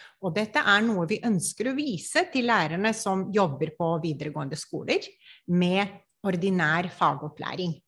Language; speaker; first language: Norwegian; non-native, fluent; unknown